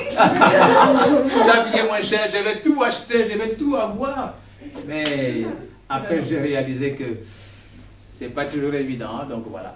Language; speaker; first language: French; non-native, local second language; Kongo